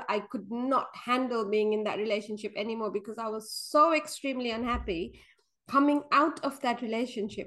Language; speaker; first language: English; non-native, local second language; Nepali